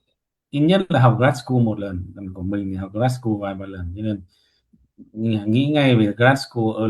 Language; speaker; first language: Vietnamese; native; Vietnamese